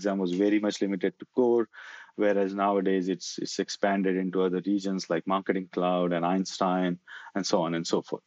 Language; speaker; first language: English; non-native, local second language; Marathi